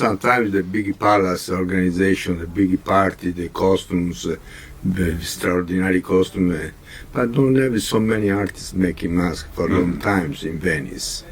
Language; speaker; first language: English; non-native, learner; Italian